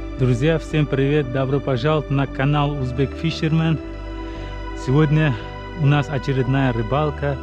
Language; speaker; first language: Russian; non-native, local second language; Uzbek